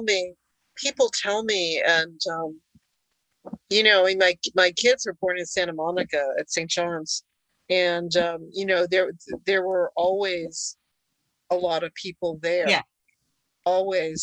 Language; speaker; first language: English; early bilingual, other home language; Hungarian